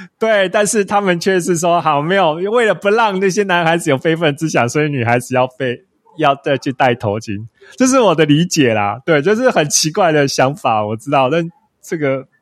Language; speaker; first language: Chinese; native; Chinese